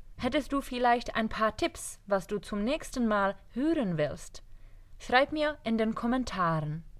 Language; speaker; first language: German; non-native, fluent; Czech